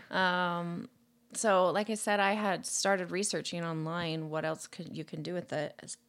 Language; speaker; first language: English; native; English